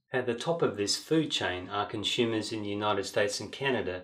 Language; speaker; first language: English; native; English